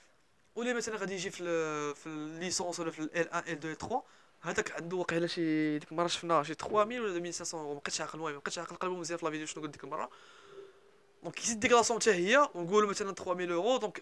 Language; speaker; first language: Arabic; native; Arabic